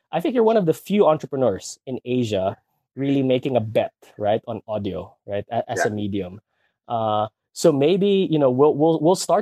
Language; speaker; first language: English; non-native, local second language; Filipino